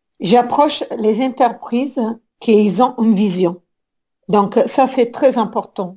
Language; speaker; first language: French; non-native, fluent; Italian